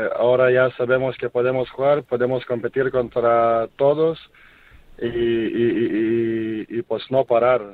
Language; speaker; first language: Spanish; non-native, fluent; Lithuanian